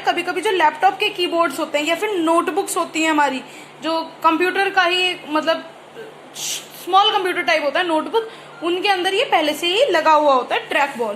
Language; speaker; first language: Hindi; native; Hindi